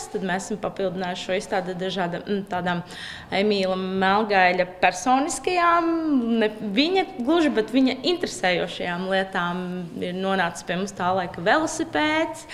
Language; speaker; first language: Latvian; native; Latvian